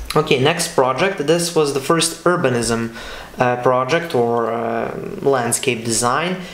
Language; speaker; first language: English; non-native, fluent; Serbian